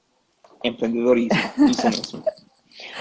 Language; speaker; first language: Portuguese; non-native, learner; English